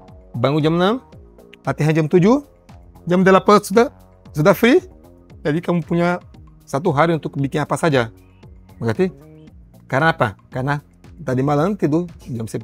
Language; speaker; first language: Indonesian; non-native, learner; Portuguese